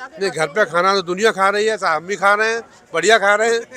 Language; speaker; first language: Hindi; native; Hindi